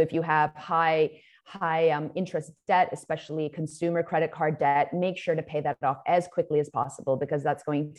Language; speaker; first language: English; native; English